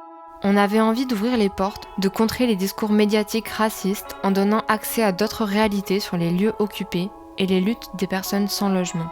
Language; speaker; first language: French; native; French